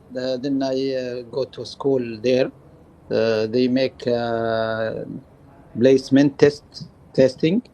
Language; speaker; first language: English; non-native, learner; Arabic